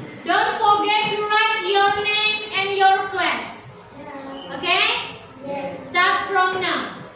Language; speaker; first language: English; non-native, local second language; Indonesian